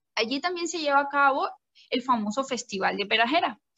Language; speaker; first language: Spanish; native; Spanish